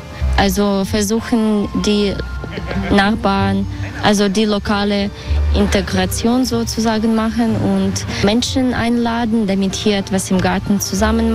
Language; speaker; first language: German; non-native, fluent; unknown